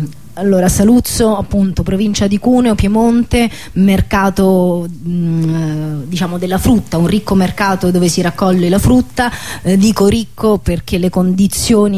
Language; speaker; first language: Italian; native; Italian